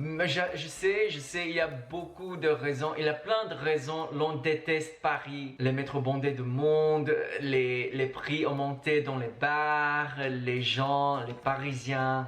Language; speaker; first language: French; non-native, fluent; Chinese